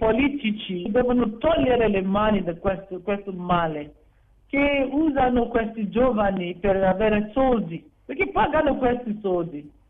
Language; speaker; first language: Italian; non-native, fluent; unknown